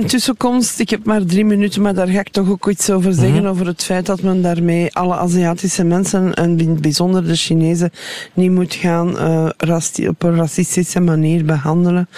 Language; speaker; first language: Dutch; native; Dutch